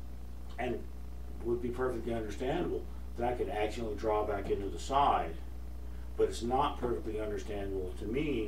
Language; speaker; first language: English; native; English